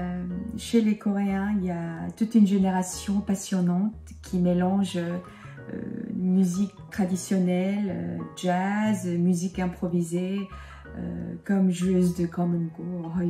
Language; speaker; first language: French; non-native, fluent; Korean